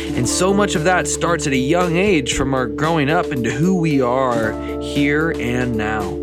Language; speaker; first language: English; native; English